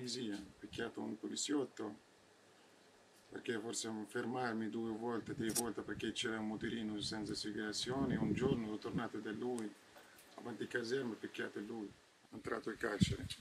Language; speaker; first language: Italian; non-native, learner; Arabic